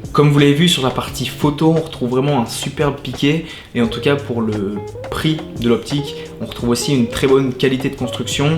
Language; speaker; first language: French; native; French